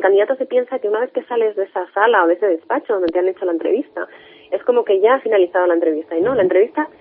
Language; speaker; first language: Spanish; native; Spanish